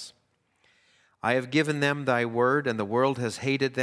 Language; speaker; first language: English; native; English